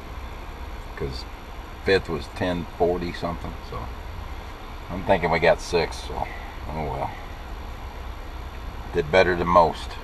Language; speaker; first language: English; native; English